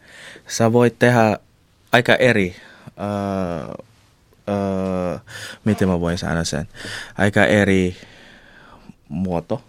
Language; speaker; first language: Finnish; non-native, learner; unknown